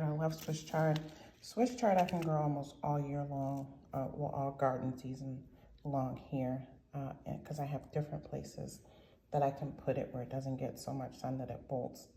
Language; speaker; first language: English; native; English